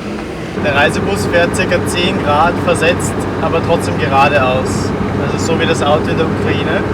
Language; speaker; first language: German; native; German